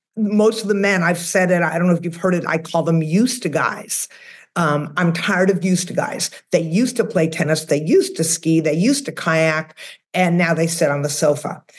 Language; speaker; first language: English; native; English